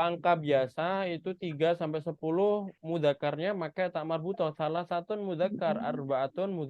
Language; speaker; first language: Indonesian; native; Indonesian